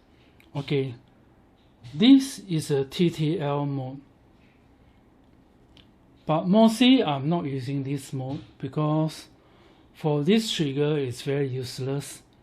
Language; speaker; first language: English; non-native, learner; Chinese